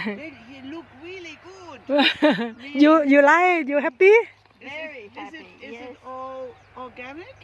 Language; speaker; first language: English; non-native, learner; Thai